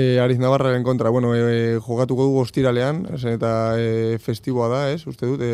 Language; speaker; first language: Basque; non-native, local second language; Spanish